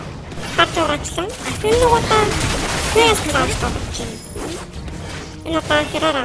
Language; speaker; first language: Mongolian; native; Mongolian